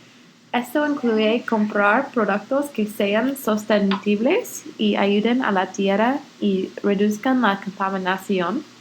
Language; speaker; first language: Spanish; non-native, learner; English